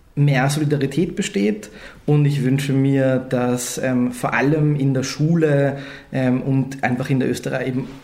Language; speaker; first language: German; native; German